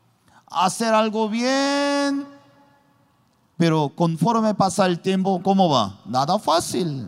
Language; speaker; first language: Spanish; non-native, learner; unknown